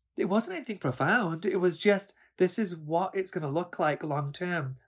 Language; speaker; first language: English; early bilingual, other home language; Urdu